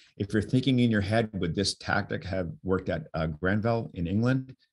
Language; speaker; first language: English; native; English